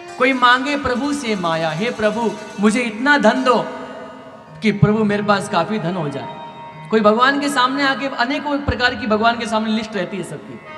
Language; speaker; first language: Hindi; non-native, local second language; Marwari